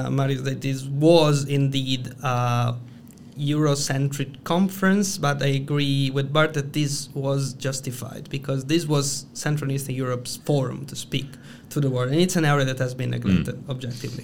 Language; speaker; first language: English; non-native, fluent; Italian